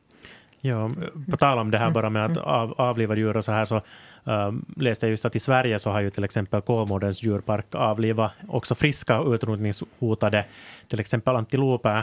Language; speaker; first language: Swedish; native; Swedish